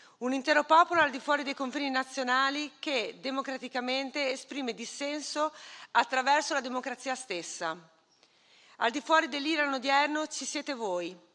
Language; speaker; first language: Italian; native; Italian